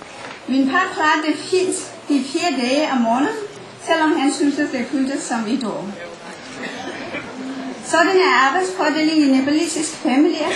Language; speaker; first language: Danish; non-native, fluent; Nepali